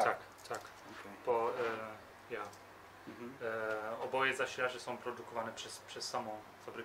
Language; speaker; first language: Polish; early bilingual, heritage; Polish